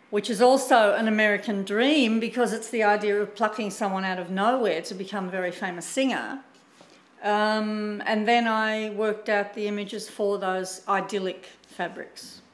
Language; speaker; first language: English; native; English